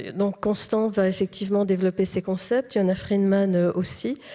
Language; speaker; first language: French; native; French